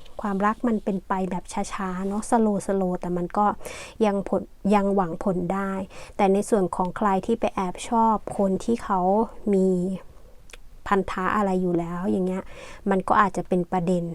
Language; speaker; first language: Thai; native; Thai